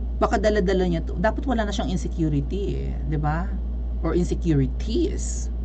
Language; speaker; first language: Filipino; non-native, local second language; Cebuano